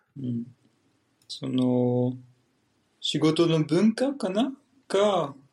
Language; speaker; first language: Japanese; non-native, fluent; French